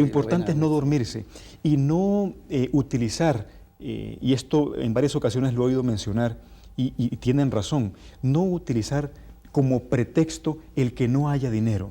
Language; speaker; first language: Spanish; native; Spanish